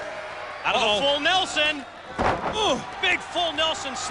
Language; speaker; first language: English; native; English